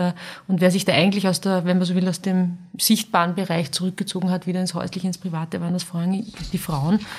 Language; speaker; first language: German; native; German